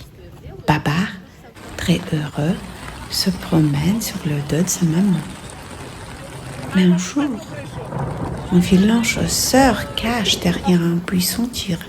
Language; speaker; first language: French; non-native, fluent; Russian